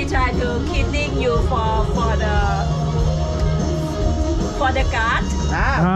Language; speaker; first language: English; non-native, learner; Thai